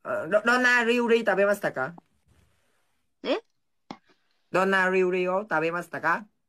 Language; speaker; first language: Japanese; non-native, learner; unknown